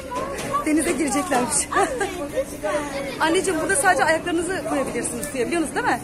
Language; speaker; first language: Turkish; native; Turkish